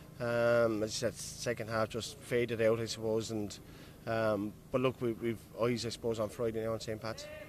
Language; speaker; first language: English; native; English